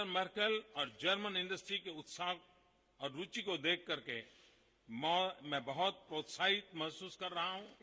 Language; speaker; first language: Hindi; non-native, local second language; Gujarati